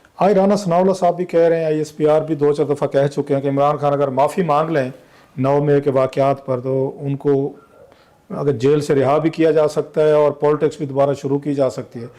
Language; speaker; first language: Urdu; non-native, local second language; Saraiki